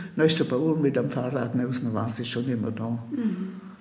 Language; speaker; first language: German; native; German